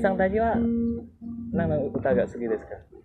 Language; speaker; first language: Japanese; non-native, learner; Indonesian